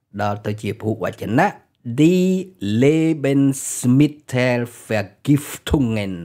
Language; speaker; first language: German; non-native, fluent; Khmer